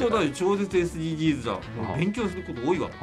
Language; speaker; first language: Japanese; native; Japanese